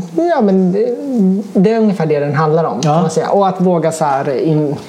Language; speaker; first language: Swedish; native; Swedish